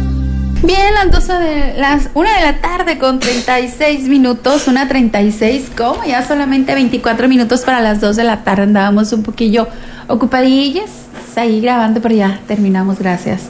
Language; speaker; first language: Spanish; native; Spanish